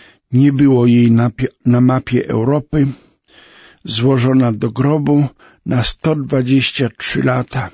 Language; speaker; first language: Polish; native; Polish